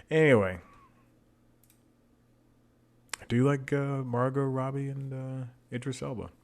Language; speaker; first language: English; native; English